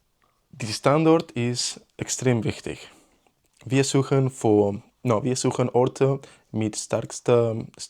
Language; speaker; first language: German; non-native, learner; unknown